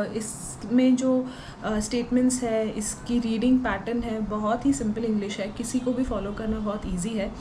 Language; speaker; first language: Hindi; non-native, local second language; Tulu